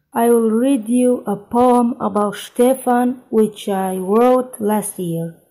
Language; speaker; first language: English; non-native, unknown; Romanian